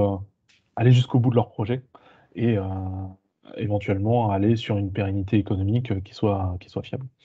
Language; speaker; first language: French; native; French